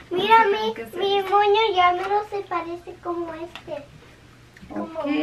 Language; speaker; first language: Spanish; early bilingual, heritage; English